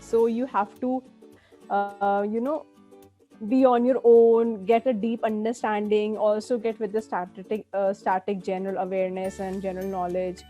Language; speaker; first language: English; non-native, local second language; Hindi